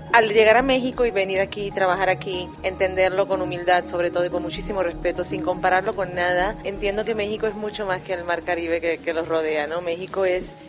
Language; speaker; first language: Spanish; native; Spanish